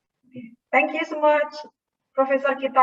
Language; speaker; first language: English; non-native, fluent; Indonesian